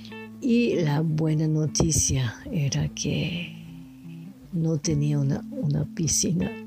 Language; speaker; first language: Spanish; non-native, learner; French